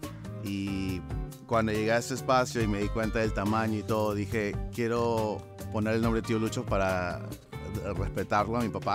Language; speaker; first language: Spanish; early bilingual, other home language; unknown